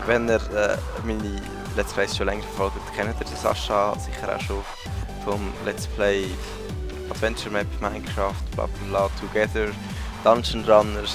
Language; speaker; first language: German; native; German